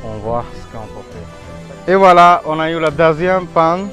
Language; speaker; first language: French; non-native, fluent; Hindi